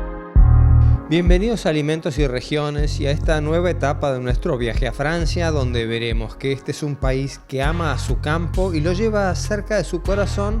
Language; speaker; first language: Spanish; native; Spanish